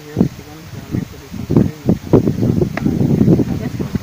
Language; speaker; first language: French; non-native, local second language; Swahili